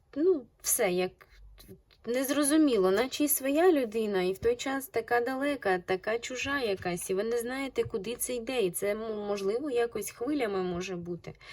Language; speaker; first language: Ukrainian; non-native, local second language; Russian